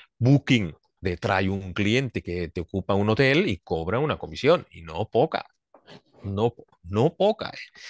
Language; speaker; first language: Spanish; non-native, fluent; Swiss German